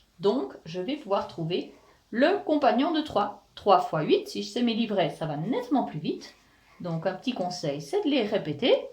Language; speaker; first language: French; native; French